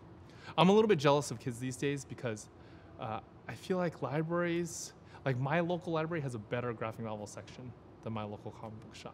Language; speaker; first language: English; native; English